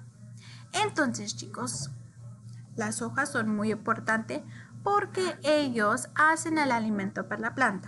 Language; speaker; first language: Spanish; early bilingual, heritage; English